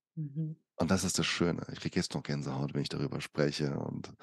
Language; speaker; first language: German; early bilingual, other home language; Portuguese